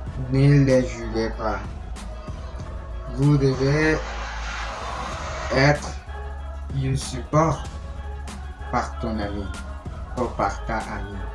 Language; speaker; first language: French; non-native, learner; Spanish